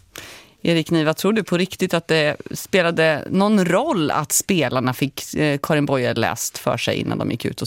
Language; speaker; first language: Swedish; native; Swedish